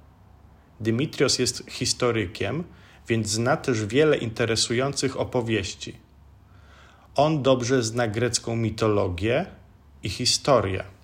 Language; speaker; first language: Polish; non-native, fluent; Czech